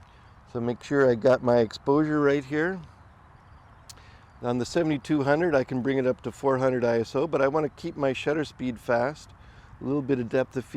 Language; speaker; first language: English; native; English